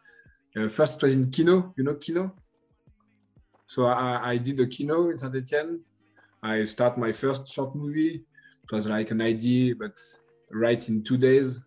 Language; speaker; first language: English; non-native, learner; French